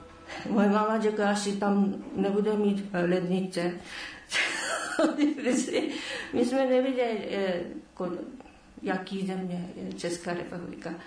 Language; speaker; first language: Czech; non-native, learner; Japanese